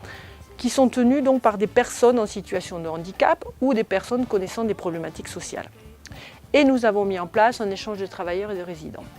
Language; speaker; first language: French; native; French